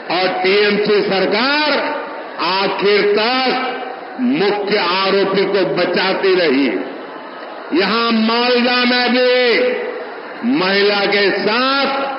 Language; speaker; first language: Hindi; non-native, local second language; Gujarati